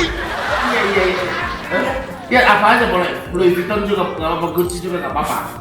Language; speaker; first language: Indonesian; non-native, fluent; Japanese